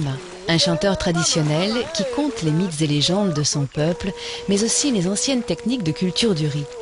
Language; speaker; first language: French; native; French